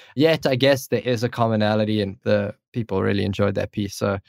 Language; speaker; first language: English; native; English